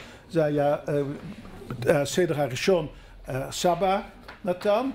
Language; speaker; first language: Hebrew; non-native, fluent; Dutch